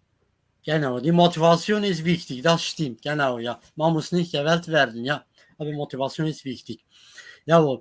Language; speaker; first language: German; non-native, learner; Kurdish